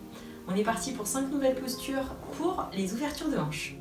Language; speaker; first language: French; native; French